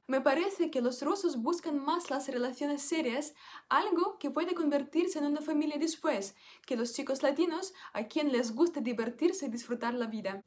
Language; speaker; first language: Spanish; non-native, fluent; Russian